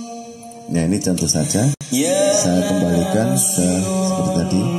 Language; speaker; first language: Indonesian; native; Indonesian